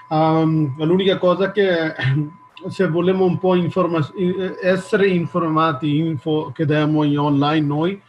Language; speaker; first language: Italian; non-native, learner; Hindi